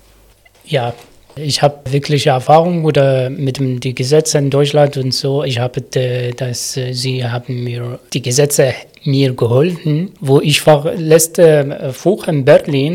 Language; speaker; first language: German; non-native, learner; Arabic